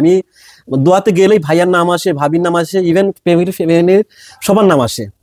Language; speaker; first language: Bangla; native; Bangla